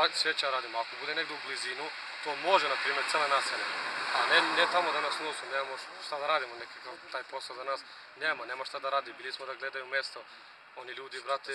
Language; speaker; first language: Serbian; non-native, local second language; Romany